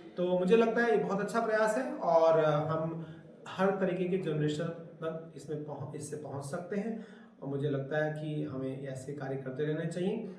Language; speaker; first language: Hindi; native; Hindi